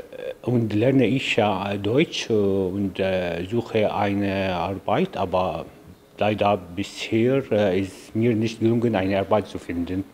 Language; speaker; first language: German; non-native, learner; Arabic